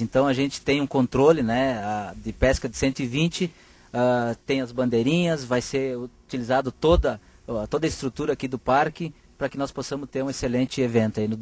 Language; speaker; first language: Portuguese; native; Portuguese